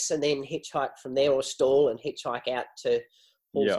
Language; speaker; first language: English; native; English